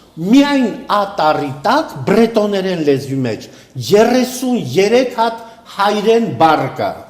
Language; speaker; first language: Armenian; native; Armenian